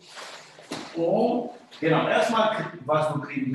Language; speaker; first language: German; non-native, fluent; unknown